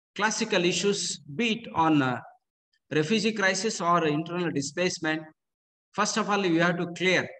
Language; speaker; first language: English; non-native, local second language; Kannada